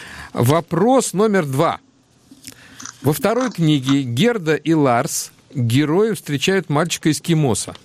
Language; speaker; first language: Russian; native; Russian